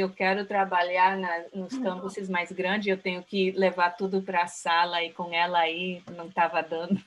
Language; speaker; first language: Portuguese; early bilingual, heritage; Portuguese